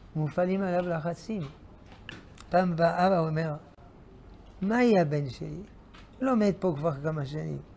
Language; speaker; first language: Hebrew; non-native, fluent; French